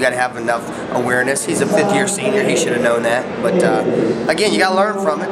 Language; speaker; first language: English; native; English